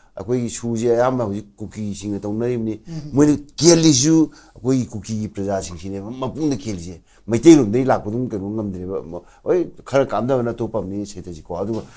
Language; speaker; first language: Manipuri; non-native, local second language; Thado Chin